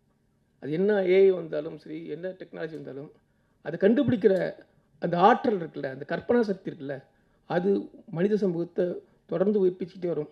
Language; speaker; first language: Tamil; native; Tamil